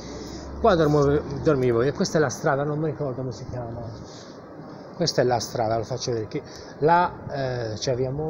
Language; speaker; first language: Italian; native; Italian